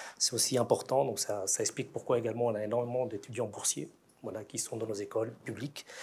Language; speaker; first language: French; native; French